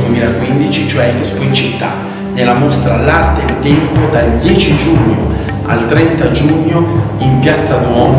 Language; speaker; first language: Italian; native; Italian